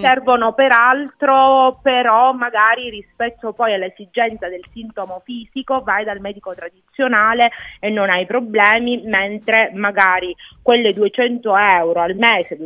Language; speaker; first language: Italian; native; Italian